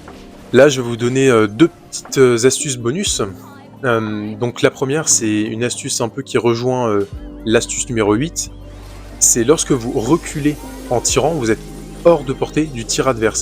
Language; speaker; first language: French; native; French